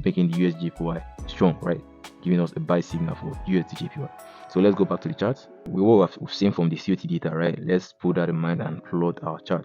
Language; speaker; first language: English; native; English